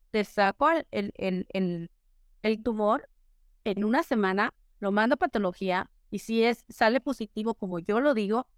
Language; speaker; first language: Spanish; native; Spanish